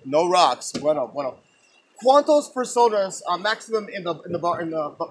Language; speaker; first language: Spanish; non-native, learner; English